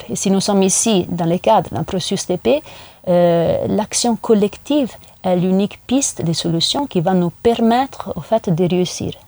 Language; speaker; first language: French; non-native, fluent; Italian